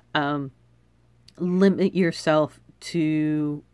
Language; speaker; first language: English; native; English